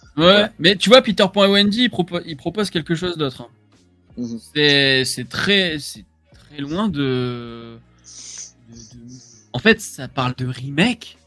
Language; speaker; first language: French; native; French